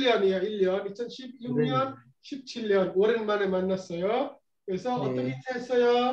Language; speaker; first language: Korean; non-native, learner; Bangla